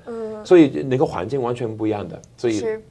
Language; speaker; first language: Chinese; non-native, fluent; English